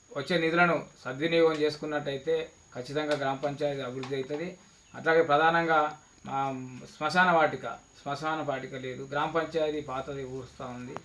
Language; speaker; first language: Telugu; native; Telugu